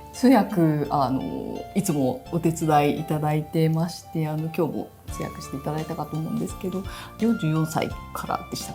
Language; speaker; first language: Japanese; native; Japanese